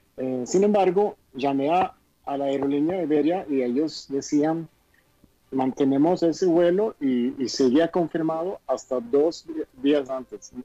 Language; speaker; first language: Spanish; non-native, fluent; Swedish